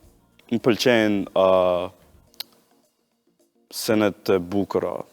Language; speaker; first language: Albanian; non-native, learner; English